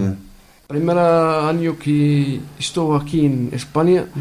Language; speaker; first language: Spanish; non-native, learner; Arabic